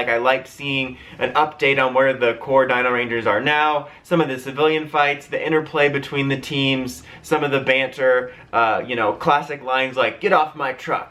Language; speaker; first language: English; native; English